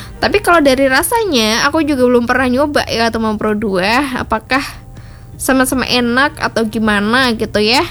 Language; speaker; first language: Indonesian; native; Indonesian